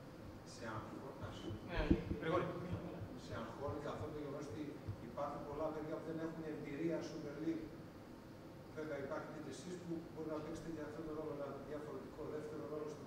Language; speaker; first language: Greek; native; Greek